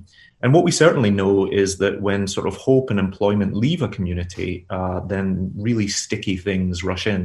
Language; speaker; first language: English; native; English